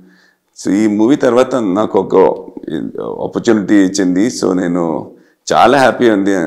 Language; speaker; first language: Telugu; non-native, fluent; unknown